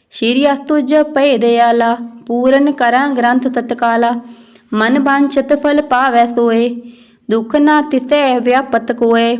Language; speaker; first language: Hindi; non-native, local second language; Punjabi